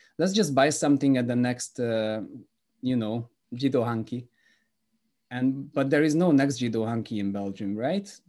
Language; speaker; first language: English; non-native, fluent; Hungarian